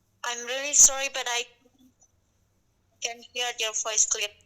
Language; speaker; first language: English; non-native, learner; Indonesian